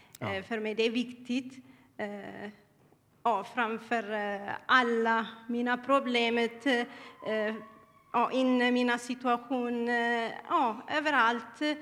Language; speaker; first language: Swedish; non-native, learner; Tigrinya